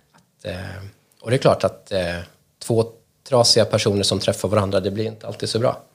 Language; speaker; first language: Swedish; native; Swedish